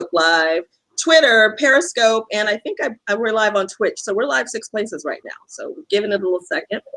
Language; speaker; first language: English; native; English